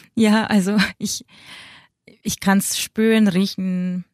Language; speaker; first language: German; early bilingual, other home language; Filipino